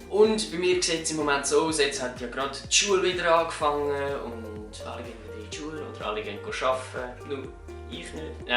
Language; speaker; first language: German; native; German